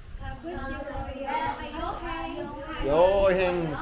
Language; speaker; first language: Korean; non-native, learner; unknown